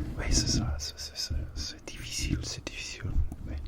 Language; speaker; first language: French; non-native, learner; English